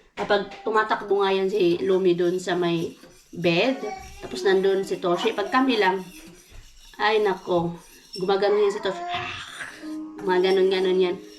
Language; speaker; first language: Filipino; non-native, local second language; Cebuano